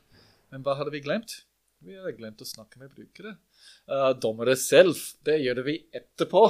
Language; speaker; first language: Norwegian; non-native, fluent; English